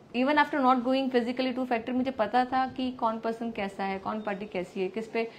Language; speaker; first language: Hindi; non-native, local second language; Gujarati